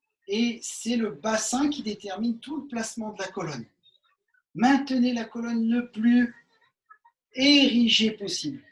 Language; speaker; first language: French; native; French